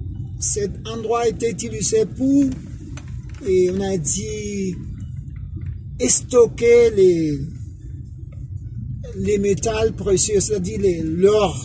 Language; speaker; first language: French; non-native, fluent; Spanish